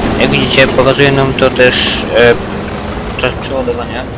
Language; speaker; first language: Polish; native; Polish